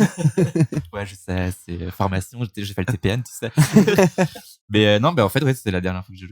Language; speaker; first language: French; native; French